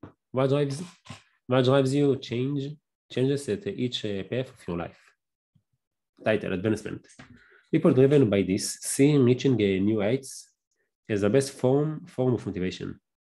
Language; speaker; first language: English; non-native, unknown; Hebrew